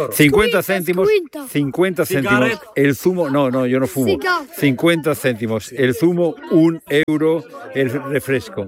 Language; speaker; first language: Spanish; native; Spanish